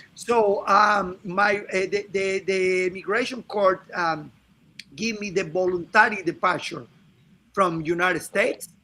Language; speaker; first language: English; non-native, fluent; Spanish